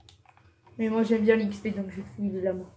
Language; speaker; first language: French; native; French